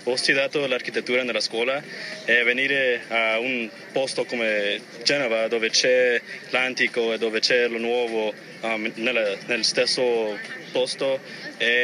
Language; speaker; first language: Italian; non-native, learner; English